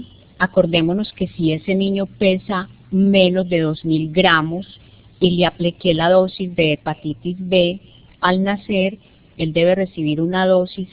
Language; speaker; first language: Spanish; native; Spanish